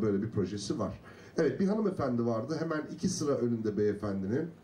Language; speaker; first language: Turkish; native; Turkish